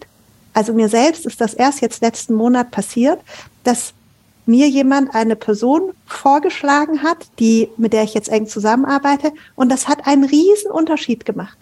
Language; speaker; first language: German; native; German